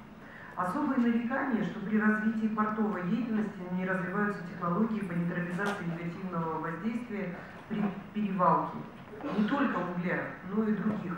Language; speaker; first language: Russian; native; Russian